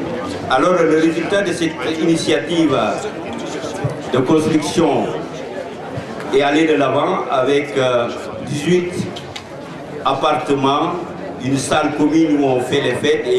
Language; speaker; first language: French; non-native, local second language; Wolof